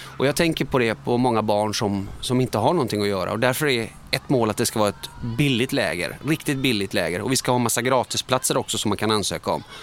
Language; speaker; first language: Swedish; early bilingual, other home language; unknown